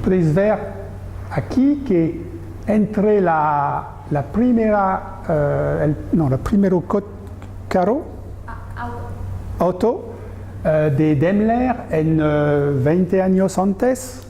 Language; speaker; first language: Spanish; non-native, learner; French